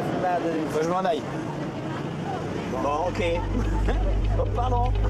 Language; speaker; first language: French; native; French